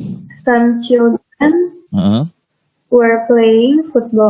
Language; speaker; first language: English; non-native, learner; Indonesian